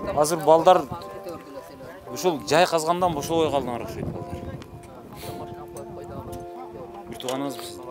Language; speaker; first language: Kyrgyz; native; Kyrgyz